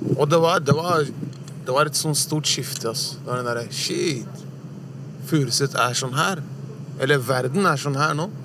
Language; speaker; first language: Norwegian; early bilingual, other home language; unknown